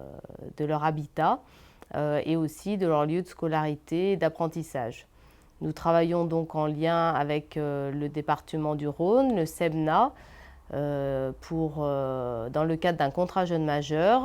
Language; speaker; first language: French; native; French